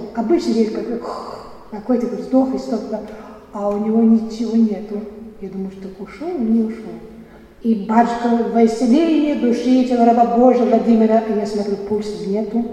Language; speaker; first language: Russian; non-native, fluent; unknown